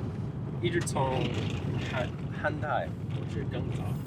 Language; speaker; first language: Chinese; non-native, fluent; English